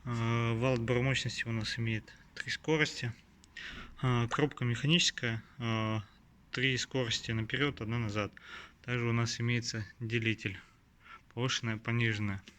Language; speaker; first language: Russian; native; Russian